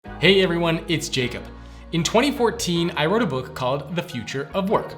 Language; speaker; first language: English; native; English